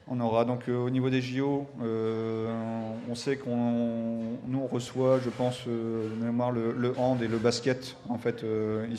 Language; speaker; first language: French; native; French